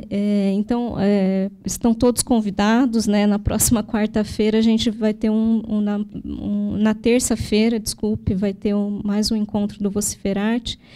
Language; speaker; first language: Portuguese; native; Portuguese